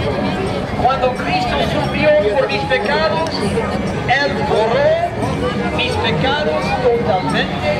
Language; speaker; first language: Spanish; non-native, learner; English